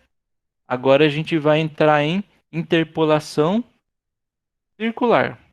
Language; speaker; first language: Portuguese; native; Portuguese